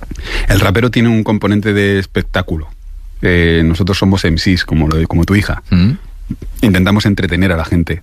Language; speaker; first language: Spanish; native; Spanish